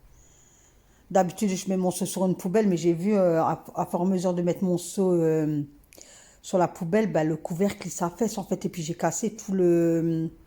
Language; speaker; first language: French; native; French